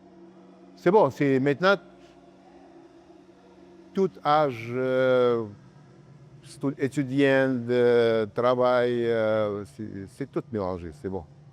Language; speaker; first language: French; non-native, learner; Russian